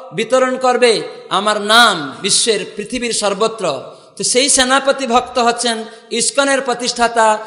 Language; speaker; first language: Bangla; non-native, fluent; Odia